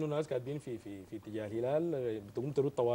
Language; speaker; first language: Arabic; native; Arabic